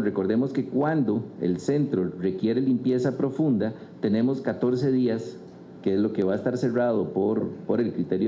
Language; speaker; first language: Spanish; native; Spanish